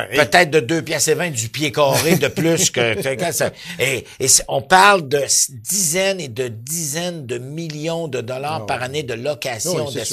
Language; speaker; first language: French; native; French